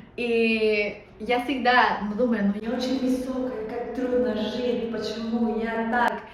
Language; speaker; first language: Russian; non-native, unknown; Spanish